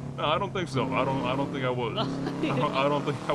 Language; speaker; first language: English; native; English